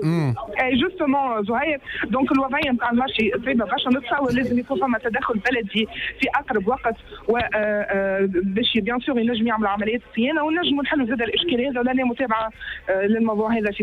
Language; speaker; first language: Arabic; native; Arabic